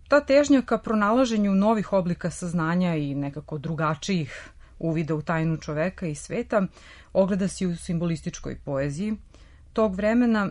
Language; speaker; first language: Serbian; native; Serbian